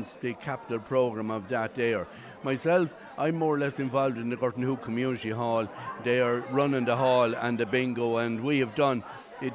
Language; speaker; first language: English; native; English